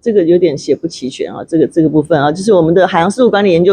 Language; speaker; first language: Chinese; native; Chinese